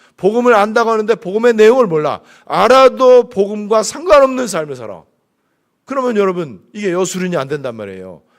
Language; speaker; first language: Korean; native; Korean